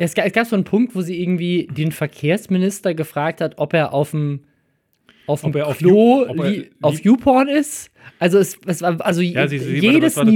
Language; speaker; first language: German; native; German